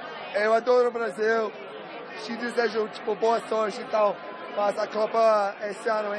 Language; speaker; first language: Portuguese; non-native, fluent; English